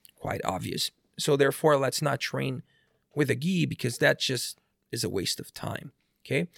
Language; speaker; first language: English; non-native, fluent; Portuguese